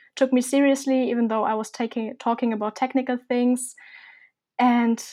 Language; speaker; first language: English; non-native, fluent; German